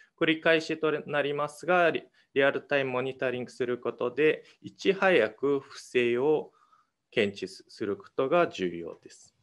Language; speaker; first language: Japanese; non-native, fluent; Mongolian